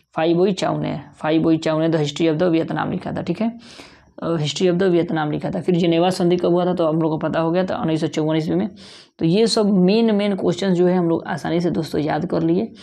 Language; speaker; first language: Hindi; native; Hindi